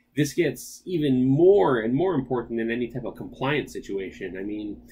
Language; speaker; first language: English; native; English